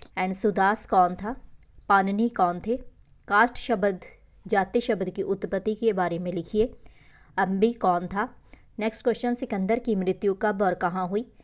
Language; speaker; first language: Hindi; non-native, local second language; Punjabi